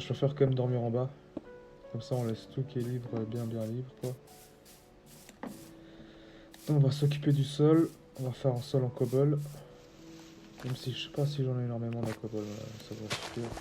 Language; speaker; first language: French; native; French